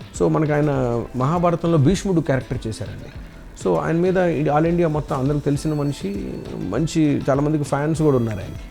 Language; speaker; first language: Telugu; native; Telugu